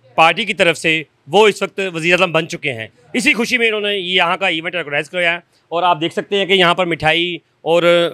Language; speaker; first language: Urdu; non-native, local second language; Punjabi